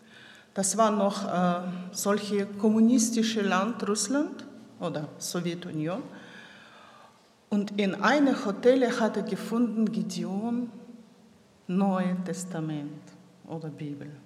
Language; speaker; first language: German; non-native, local second language; Russian